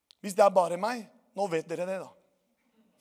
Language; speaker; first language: Norwegian; non-native, fluent; Portuguese